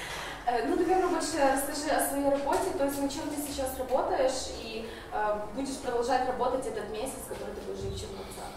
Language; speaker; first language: Russian; non-native, local second language; Ukrainian